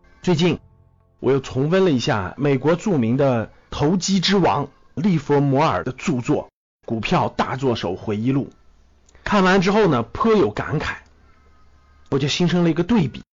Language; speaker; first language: Chinese; native; Chinese